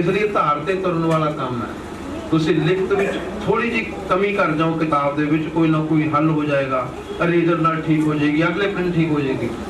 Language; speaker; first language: Punjabi; native; Punjabi